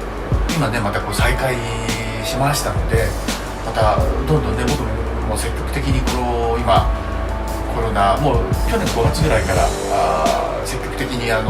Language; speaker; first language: Japanese; native; Japanese